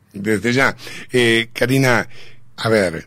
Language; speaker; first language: Spanish; native; Spanish